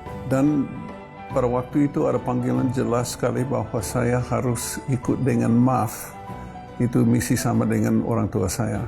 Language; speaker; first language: Indonesian; non-native, fluent; English